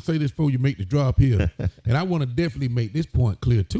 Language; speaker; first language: English; native; English